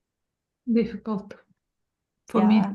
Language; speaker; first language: English; non-native, learner; Russian